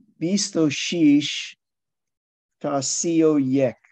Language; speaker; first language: Persian; non-native, learner; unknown